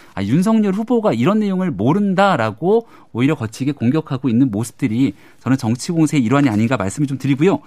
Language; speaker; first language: Korean; native; Korean